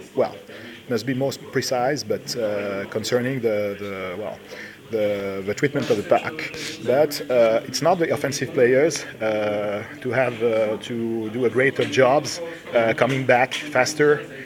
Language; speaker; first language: English; non-native, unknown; French